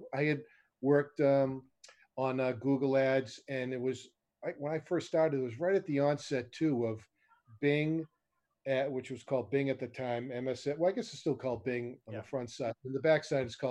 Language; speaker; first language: English; native; English